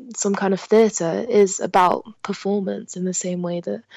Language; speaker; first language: English; non-native, local second language; French